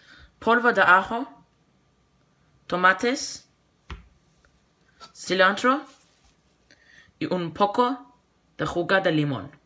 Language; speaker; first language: Spanish; non-native, learner; English